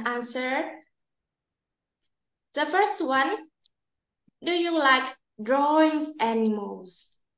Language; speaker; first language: English; non-native, learner; Vietnamese